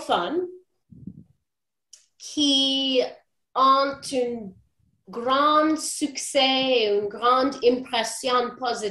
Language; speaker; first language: French; non-native, fluent; English